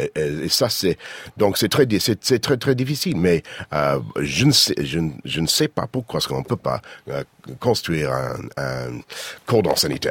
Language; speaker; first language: French; non-native, fluent; English